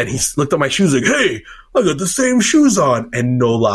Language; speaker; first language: English; native; English